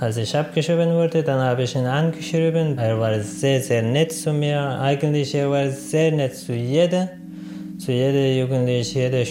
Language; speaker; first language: German; non-native, learner; Persian